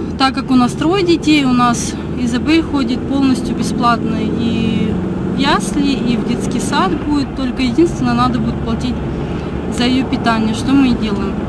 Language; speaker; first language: Russian; native; Russian